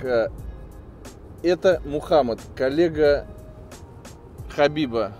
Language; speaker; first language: Russian; native; Russian